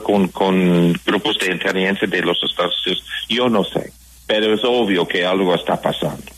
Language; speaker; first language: Spanish; non-native, fluent; English